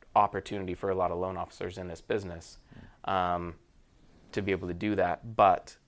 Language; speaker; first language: English; native; English